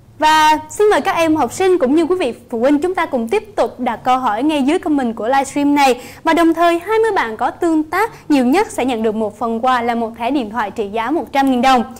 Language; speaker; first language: Vietnamese; native; Vietnamese